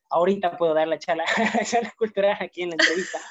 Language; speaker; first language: Spanish; native; Spanish